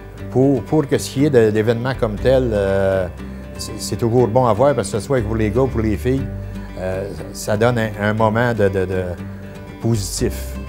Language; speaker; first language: French; native; French